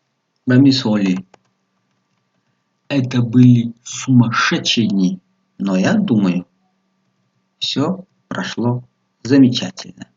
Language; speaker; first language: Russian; non-native, local second language; Tajik